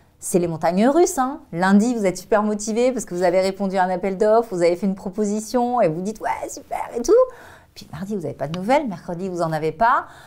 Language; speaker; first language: French; native; French